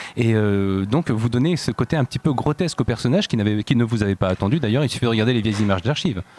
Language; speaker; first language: French; native; French